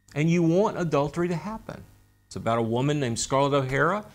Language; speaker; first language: English; native; English